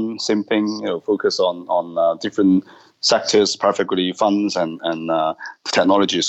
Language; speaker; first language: English; non-native, local second language; Cantonese